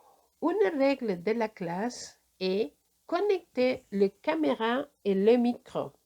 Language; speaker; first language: French; non-native, fluent; Spanish